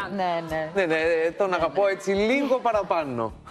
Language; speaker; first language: Greek; native; Greek